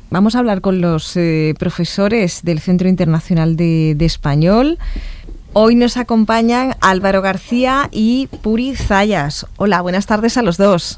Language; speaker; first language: Spanish; native; Spanish